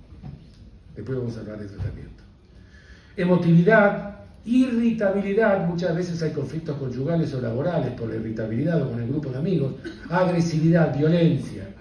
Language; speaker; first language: Spanish; native; Spanish